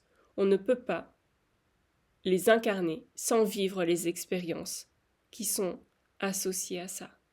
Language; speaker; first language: French; native; French